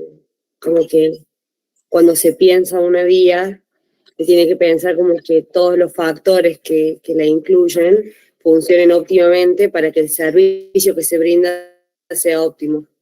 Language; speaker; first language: Spanish; native; Spanish